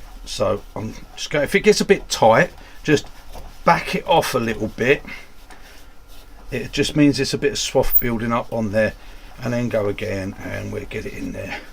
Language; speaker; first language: English; native; English